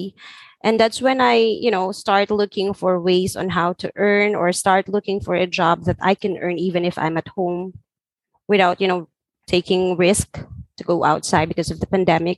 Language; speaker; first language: English; non-native, local second language; Filipino